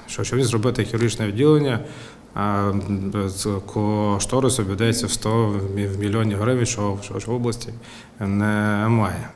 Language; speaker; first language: Ukrainian; native; Ukrainian